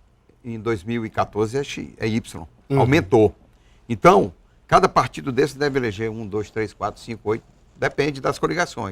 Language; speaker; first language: Portuguese; native; Portuguese